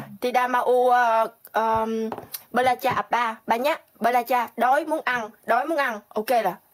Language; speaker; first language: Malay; non-native, learner; Vietnamese